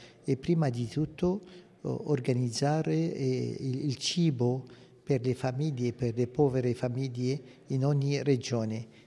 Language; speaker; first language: Italian; non-native, fluent; Arabic